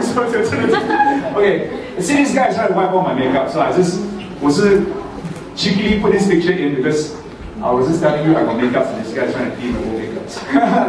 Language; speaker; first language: English; non-native, local second language; Chinese